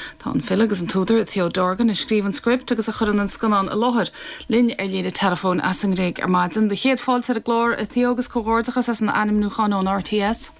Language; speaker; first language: Irish; native; Irish